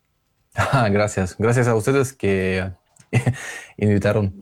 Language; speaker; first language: Spanish; non-native, fluent; Russian